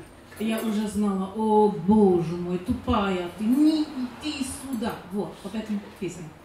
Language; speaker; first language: Russian; non-native, learner; German